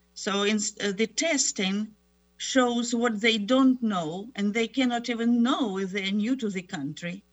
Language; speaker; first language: English; non-native, fluent; Russian